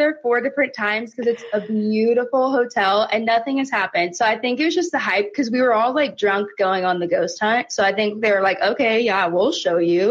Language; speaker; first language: English; native; English